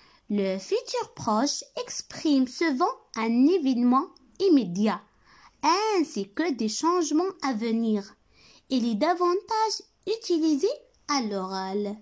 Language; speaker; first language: French; non-native, local second language; Arabic